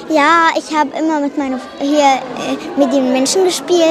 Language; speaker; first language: German; non-native, learner; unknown